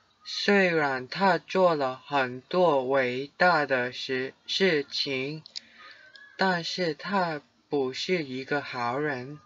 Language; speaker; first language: Chinese; non-native, learner; English